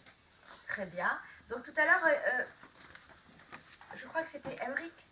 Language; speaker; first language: French; native; French